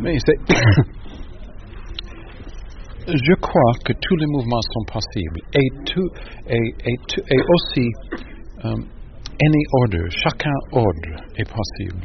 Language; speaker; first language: French; non-native, learner; English